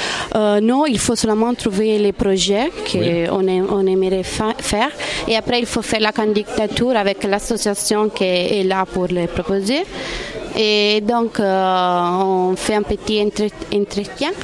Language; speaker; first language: French; non-native, fluent; Italian